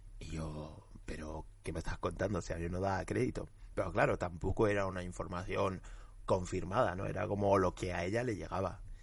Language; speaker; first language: Spanish; early bilingual, other home language; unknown